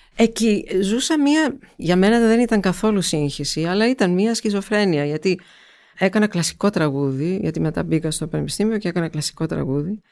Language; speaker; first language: Greek; early bilingual, heritage; Greek